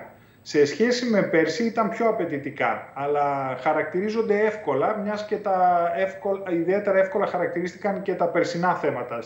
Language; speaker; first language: Greek; native; Greek